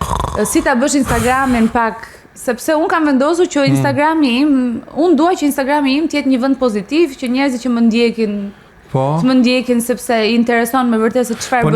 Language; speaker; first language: Albanian; native; Albanian